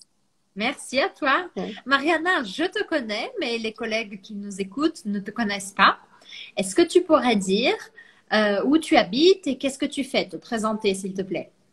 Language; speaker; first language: French; non-native, fluent; Portuguese